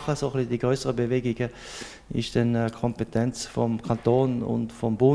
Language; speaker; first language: German; native; German